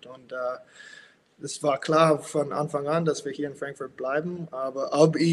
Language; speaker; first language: German; non-native, fluent; English